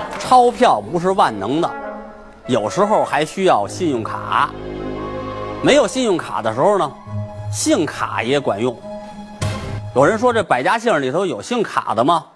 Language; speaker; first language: Chinese; native; Chinese